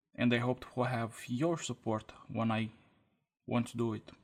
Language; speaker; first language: English; non-native, fluent; Romanian